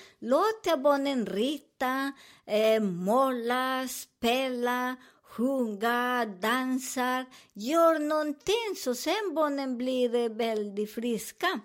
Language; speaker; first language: Swedish; non-native, learner; Spanish